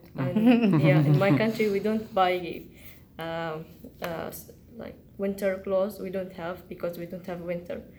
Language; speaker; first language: English; non-native, learner; Arabic